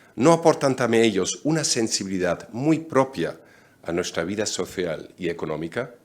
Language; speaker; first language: Spanish; non-native, fluent; German